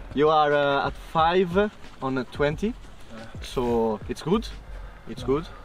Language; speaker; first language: English; non-native, learner; Italian